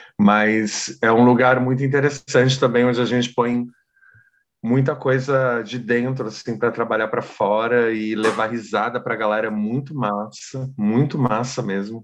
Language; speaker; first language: Portuguese; native; Portuguese